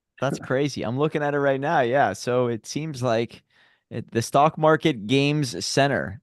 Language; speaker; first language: English; native; English